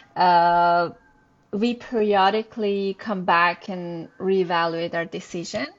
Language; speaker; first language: English; non-native, fluent; Persian